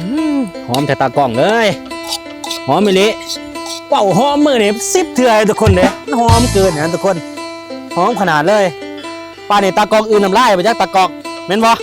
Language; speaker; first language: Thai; non-native, local second language; Northeastern Thai